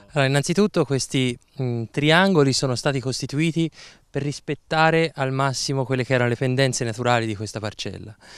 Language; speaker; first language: Italian; native; Italian